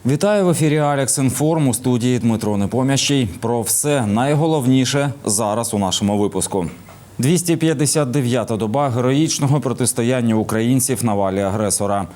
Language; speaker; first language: Ukrainian; native; Ukrainian